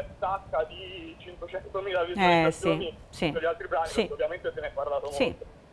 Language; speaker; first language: Italian; native; Italian